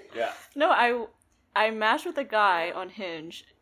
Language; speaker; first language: English; native; English